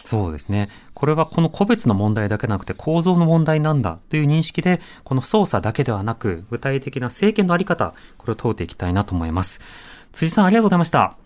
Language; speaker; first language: Japanese; native; Japanese